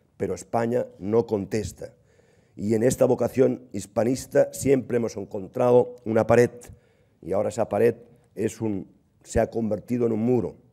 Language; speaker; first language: Spanish; non-native, local second language; Catalan